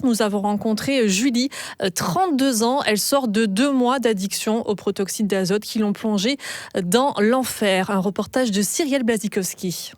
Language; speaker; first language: French; native; French